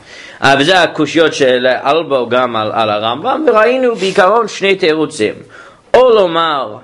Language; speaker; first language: Hebrew; non-native, fluent; English